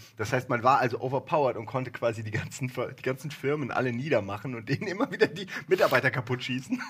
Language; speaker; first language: German; native; German